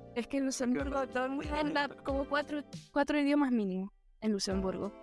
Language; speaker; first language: Spanish; early bilingual, heritage; Spanish